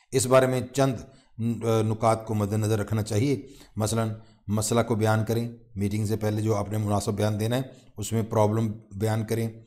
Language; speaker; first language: Urdu; non-native, local second language; Punjabi